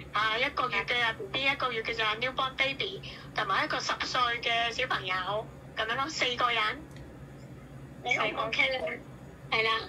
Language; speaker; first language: Cantonese; native; Cantonese